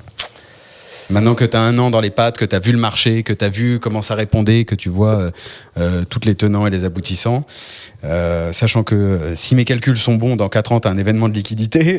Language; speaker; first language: French; native; French